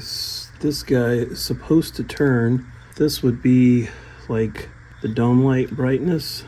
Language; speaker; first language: English; native; English